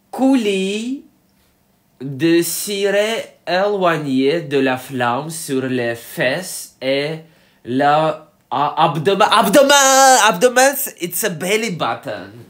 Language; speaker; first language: French; non-native, learner; English